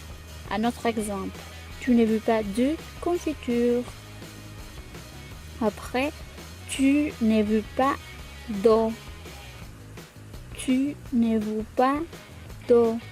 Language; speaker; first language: French; non-native, fluent; Spanish